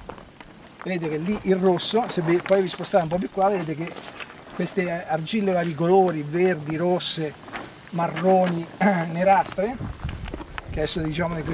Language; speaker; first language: Italian; native; Italian